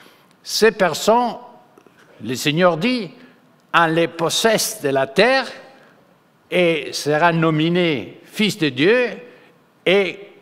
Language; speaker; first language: French; non-native, fluent; Spanish